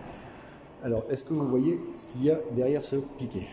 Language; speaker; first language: French; native; French